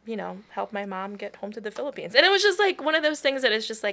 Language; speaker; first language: English; non-native, local second language; Filipino